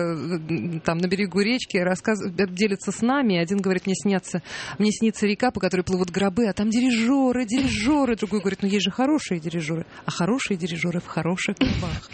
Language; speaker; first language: Russian; native; Russian